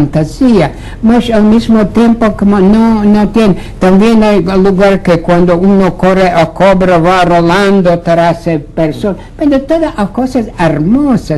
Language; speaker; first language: Portuguese; non-native, fluent; Latvian